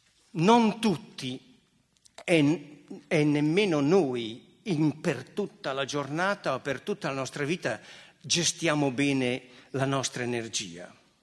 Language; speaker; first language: Italian; native; Italian